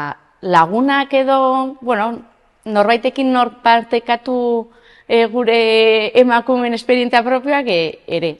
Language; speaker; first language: Basque; non-native, local second language; Spanish